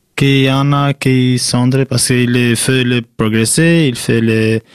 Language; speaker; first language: French; non-native, learner; Albanian